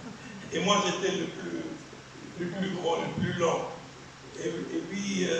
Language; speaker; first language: French; non-native, local second language; Arabic